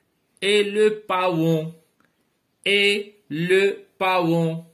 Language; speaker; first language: French; non-native, local second language; Arabic